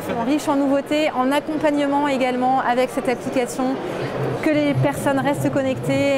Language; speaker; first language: French; native; French